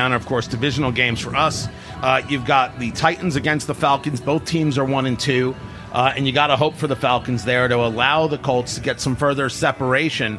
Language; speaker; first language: English; native; English